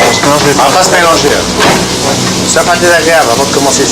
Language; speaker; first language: French; native; French